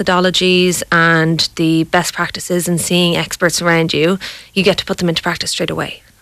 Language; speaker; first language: English; native; English